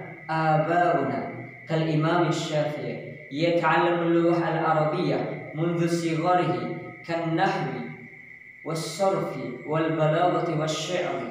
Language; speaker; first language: Arabic; non-native, learner; Indonesian